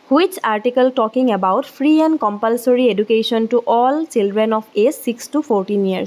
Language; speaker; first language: English; non-native, local second language; Assamese